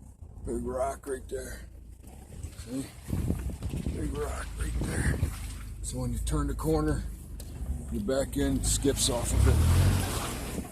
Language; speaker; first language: English; native; English